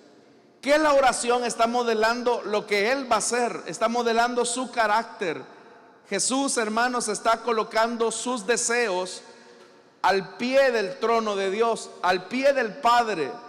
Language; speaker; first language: Spanish; native; Spanish